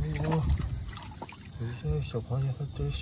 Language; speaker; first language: Chinese; native; Chinese